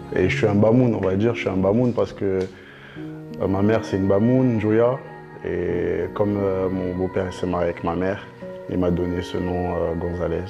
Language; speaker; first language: French; early bilingual, other home language; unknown